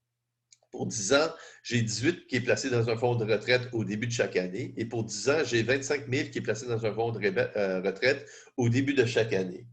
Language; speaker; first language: French; native; French